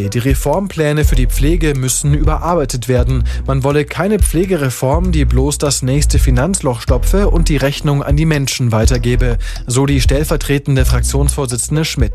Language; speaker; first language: German; native; German